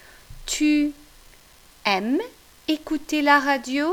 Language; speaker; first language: French; non-native, fluent; English